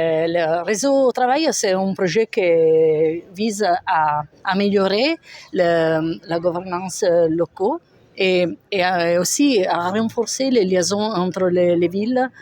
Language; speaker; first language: French; non-native, fluent; Italian